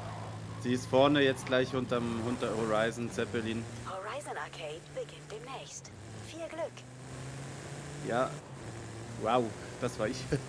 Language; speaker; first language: German; native; German